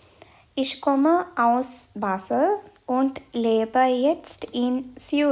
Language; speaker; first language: German; non-native, fluent; Malayalam